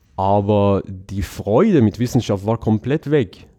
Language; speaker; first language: German; non-native, fluent; Persian